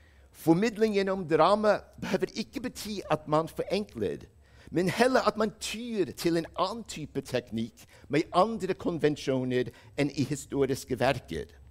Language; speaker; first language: Norwegian; non-native, fluent; English